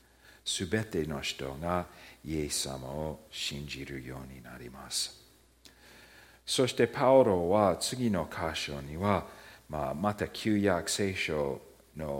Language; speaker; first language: Japanese; early bilingual, heritage; Japanese